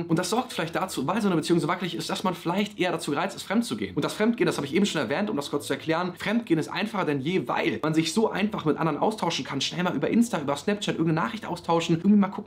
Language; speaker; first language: German; native; German